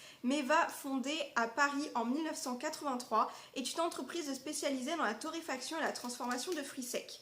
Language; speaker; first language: French; native; French